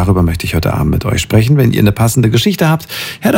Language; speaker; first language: German; native; German